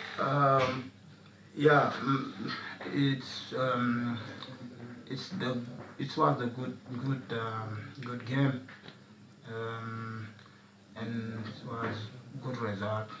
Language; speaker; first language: English; non-native, learner; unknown